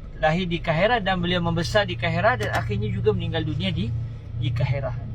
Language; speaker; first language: Malay; native; Malay